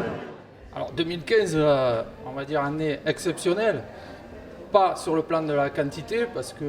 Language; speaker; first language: French; native; French